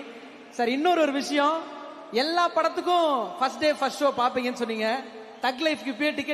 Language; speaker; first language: Tamil; native; Tamil